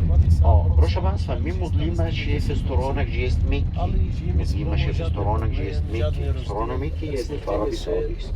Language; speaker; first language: Polish; non-native, learner; Arabic